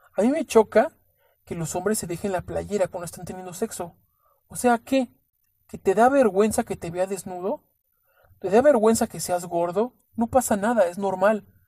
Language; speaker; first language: Spanish; native; Spanish